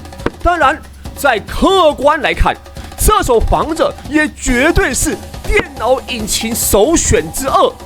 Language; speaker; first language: Chinese; native; Chinese